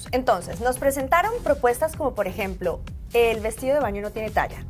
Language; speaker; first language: Spanish; native; Spanish